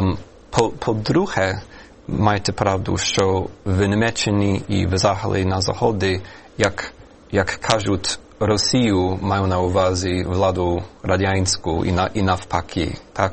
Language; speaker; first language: Ukrainian; non-native, fluent; English